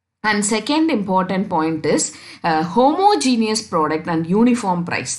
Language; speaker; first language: English; non-native, local second language; Tamil